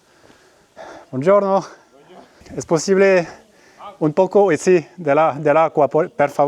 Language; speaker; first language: Italian; non-native, learner; French